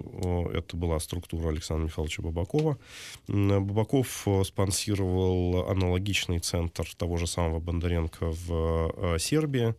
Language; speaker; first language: Russian; native; Russian